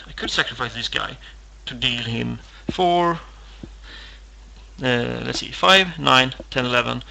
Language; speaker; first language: English; non-native, fluent; Swedish